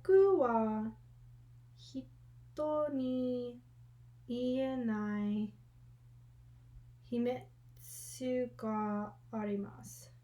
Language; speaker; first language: Japanese; non-native, learner; English